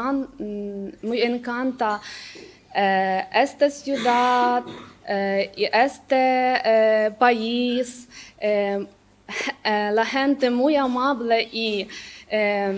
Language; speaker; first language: Spanish; non-native, learner; Ukrainian